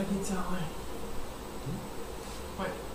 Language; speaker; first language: French; non-native, learner; English